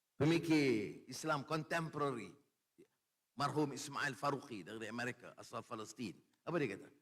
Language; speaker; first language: Malay; native; Malay